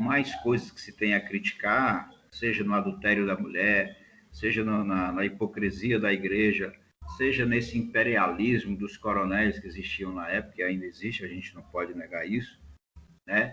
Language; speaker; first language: Portuguese; native; Portuguese